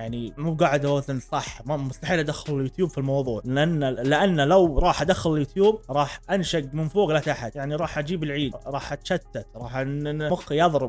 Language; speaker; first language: Arabic; native; Arabic